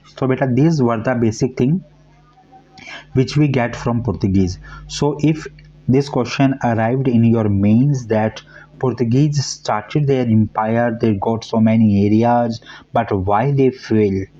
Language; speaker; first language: English; non-native, local second language; Hindi